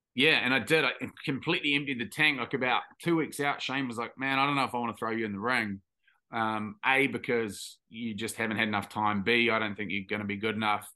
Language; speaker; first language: English; native; English